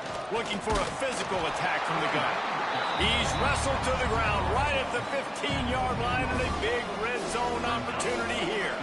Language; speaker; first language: English; native; English